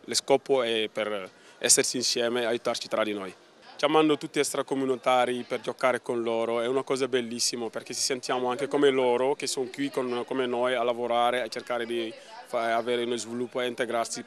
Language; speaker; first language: Italian; non-native, fluent; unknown